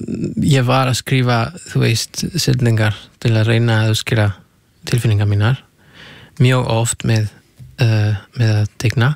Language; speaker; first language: Icelandic; non-native, fluent; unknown